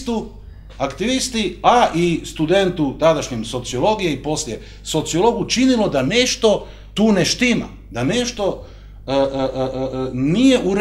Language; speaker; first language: Croatian; native; Croatian